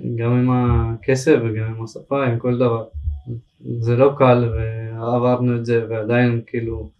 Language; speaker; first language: Hebrew; early bilingual, other home language; Ukrainian